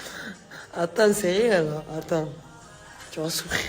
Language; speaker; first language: French; native; French